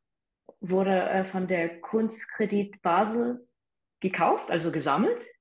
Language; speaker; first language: German; non-native, fluent; English